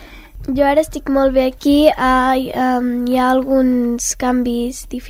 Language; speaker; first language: Catalan; early bilingual, other home language; Arabic